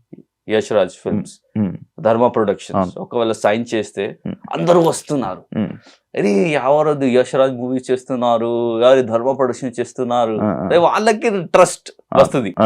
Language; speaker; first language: Telugu; non-native, learner; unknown